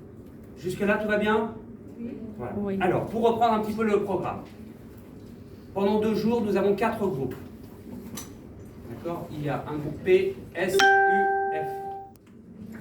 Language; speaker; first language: French; native; French